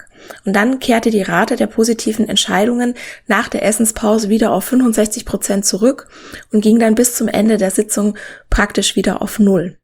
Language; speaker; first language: German; native; German